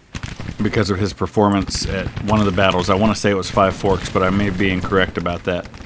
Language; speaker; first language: English; native; English